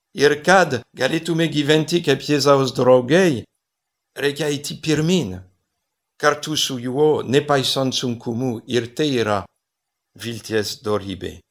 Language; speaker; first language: Lithuanian; non-native, fluent; French